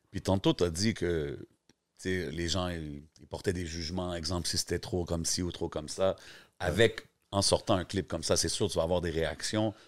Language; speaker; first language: French; native; French